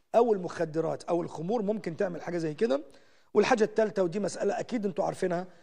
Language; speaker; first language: Arabic; native; Arabic